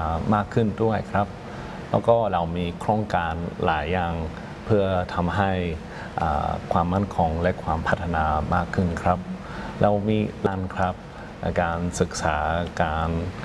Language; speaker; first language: Thai; non-native, fluent; English